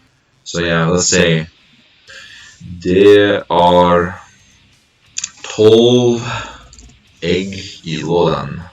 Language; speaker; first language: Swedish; non-native, learner; English